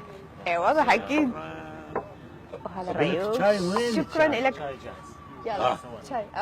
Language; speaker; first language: Arabic; native; Arabic